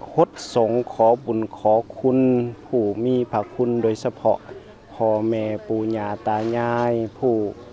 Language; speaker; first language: Lao; native; Lao